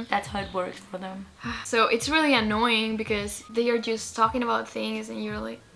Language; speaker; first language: English; non-native, fluent; Spanish